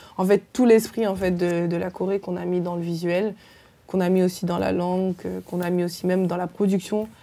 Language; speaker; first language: French; native; French